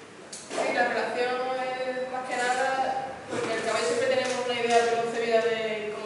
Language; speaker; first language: Spanish; native; Spanish